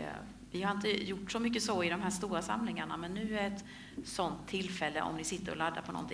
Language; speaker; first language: Swedish; native; Swedish